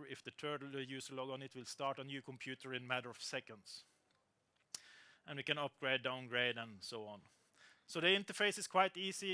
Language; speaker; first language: English; non-native, fluent; Norwegian